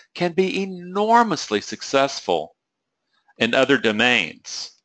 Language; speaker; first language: English; native; English